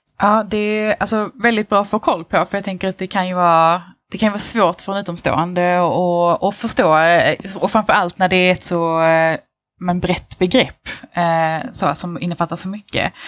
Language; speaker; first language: Swedish; native; Swedish